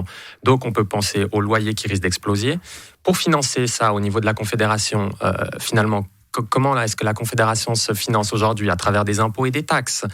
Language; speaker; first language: French; native; French